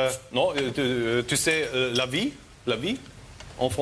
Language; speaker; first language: French; non-native, learner; German